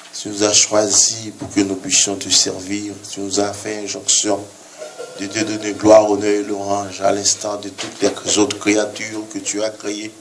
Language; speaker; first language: French; non-native, local second language; Haitian Creole